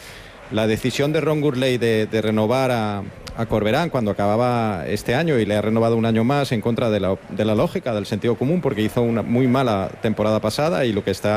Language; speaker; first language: Spanish; native; Spanish